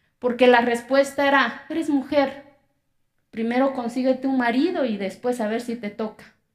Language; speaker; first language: Spanish; non-native, local second language; Zapotec